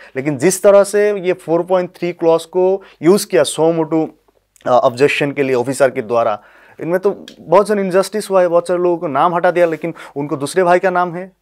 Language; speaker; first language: Hindi; non-native, local second language; Bangla